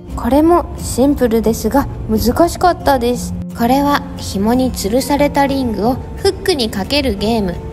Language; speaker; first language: Japanese; native; Japanese